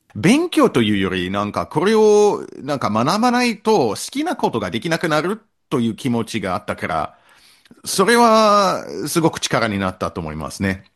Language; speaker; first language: Japanese; non-native, fluent; English